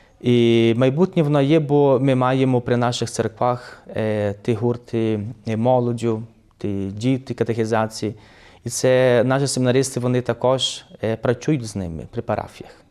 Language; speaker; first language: Ukrainian; early bilingual, heritage; Ukrainian